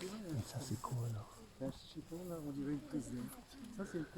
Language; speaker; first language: French; native; French